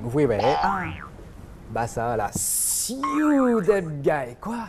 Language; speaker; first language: Vietnamese; non-native, learner; French